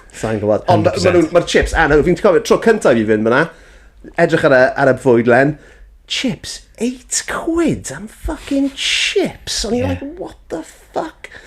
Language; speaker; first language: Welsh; native; Welsh